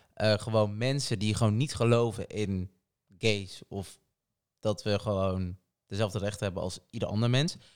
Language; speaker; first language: Dutch; early bilingual, other home language; Portuguese